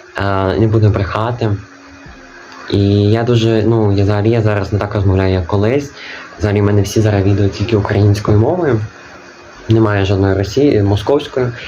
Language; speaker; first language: Ukrainian; non-native, local second language; Russian